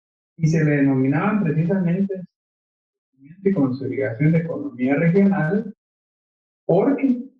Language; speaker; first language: Spanish; native; Spanish